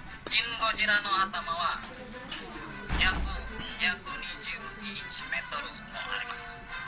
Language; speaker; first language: Japanese; non-native, learner; Indonesian